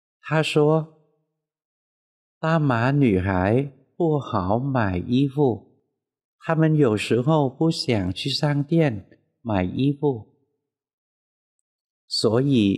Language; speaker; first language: Chinese; non-native, fluent; Vietnamese